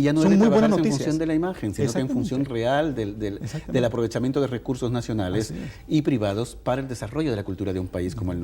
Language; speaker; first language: Spanish; native; Spanish